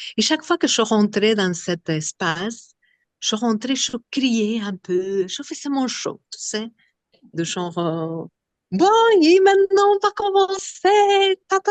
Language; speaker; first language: French; non-native, fluent; Spanish